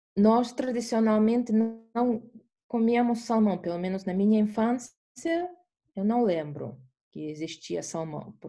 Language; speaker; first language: Portuguese; non-native, fluent; Estonian